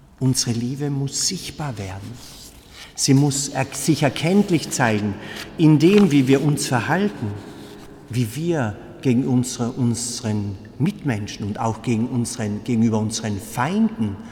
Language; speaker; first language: German; native; German